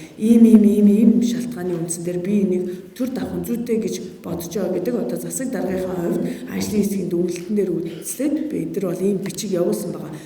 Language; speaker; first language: Mongolian; native; Mongolian